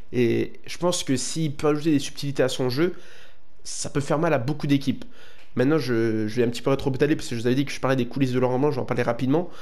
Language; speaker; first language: French; native; French